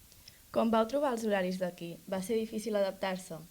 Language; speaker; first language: Catalan; native; Catalan